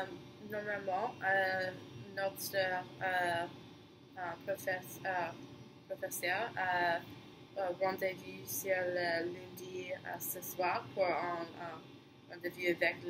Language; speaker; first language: French; non-native, learner; English